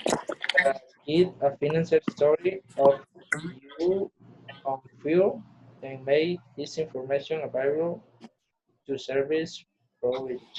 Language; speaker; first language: English; non-native, learner; Spanish